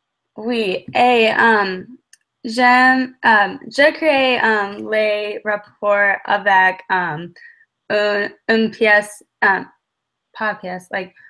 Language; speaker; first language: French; non-native, learner; English